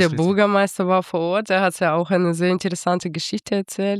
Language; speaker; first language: German; non-native, fluent; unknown